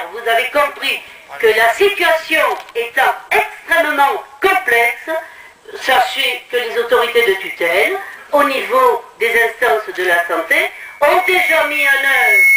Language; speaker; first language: French; native; French